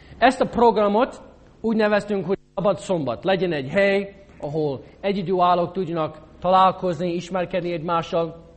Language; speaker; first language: Hungarian; non-native, fluent; English